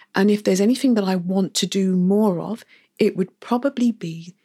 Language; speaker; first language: English; native; English